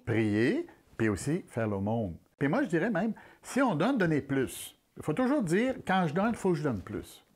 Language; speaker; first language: French; native; French